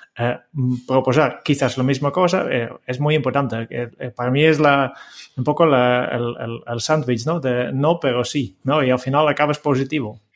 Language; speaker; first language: Spanish; non-native, fluent; Dutch